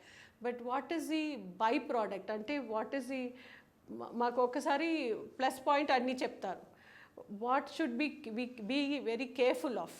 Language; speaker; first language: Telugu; non-native, local second language; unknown